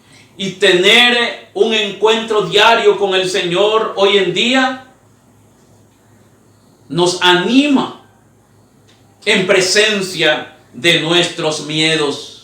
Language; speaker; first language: Spanish; native; Spanish